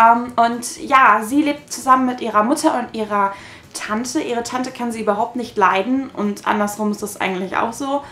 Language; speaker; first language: German; native; German